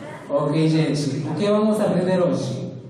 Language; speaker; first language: Portuguese; non-native, fluent; Spanish